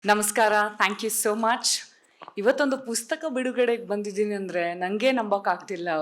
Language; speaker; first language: Kannada; non-native, local second language; Tulu